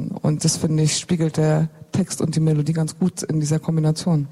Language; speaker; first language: German; native; German